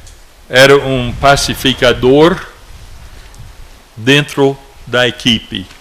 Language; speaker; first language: Portuguese; non-native, fluent; English